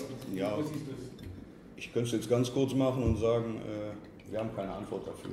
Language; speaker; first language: German; native; German